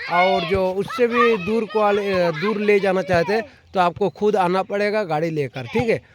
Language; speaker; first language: Hindi; non-native, local second language; Bangla